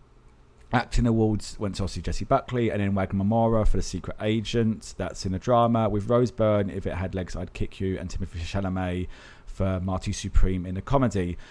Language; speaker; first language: English; native; English